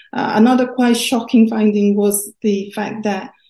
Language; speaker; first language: English; non-native, fluent; Portuguese